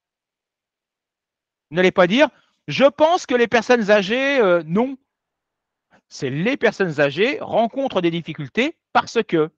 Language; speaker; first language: French; native; French